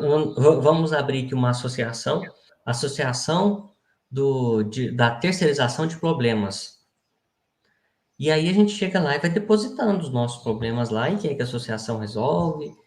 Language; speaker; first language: Portuguese; native; Portuguese